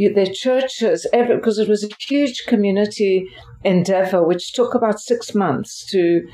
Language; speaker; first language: English; native; English